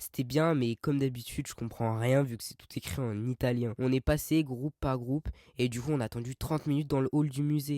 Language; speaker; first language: French; native; French